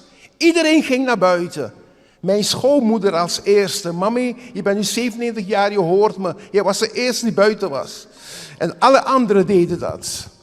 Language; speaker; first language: Dutch; non-native, local second language; Papiamento